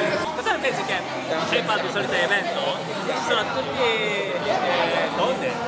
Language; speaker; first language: Italian; non-native, learner; Korean